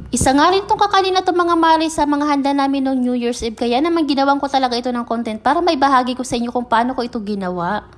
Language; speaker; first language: Filipino; non-native, local second language; Waray